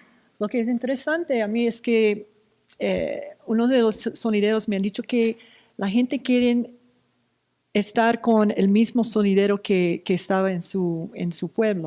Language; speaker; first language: Spanish; non-native, fluent; English